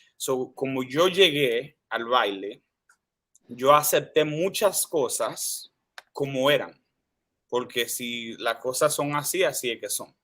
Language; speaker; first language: Spanish; early bilingual, heritage; Spanish